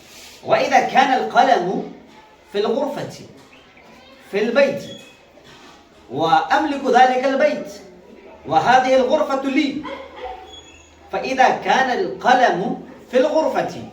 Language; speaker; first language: Arabic; non-native, fluent; Urdu